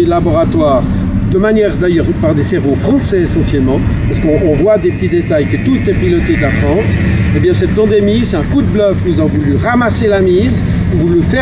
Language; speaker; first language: French; native; French